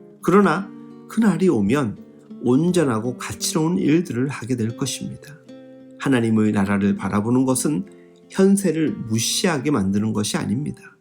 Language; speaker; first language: Korean; native; Korean